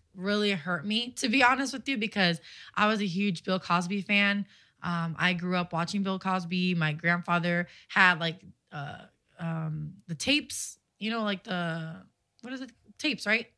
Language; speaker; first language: English; early bilingual, other home language; Spanish